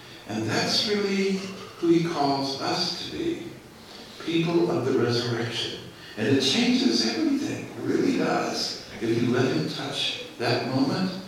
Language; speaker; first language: English; native; English